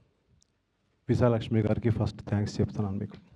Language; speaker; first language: Telugu; native; Telugu